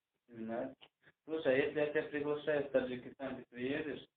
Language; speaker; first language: Russian; non-native, local second language; Tajik